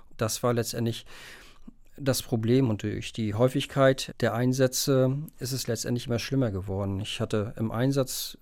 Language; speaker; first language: German; native; German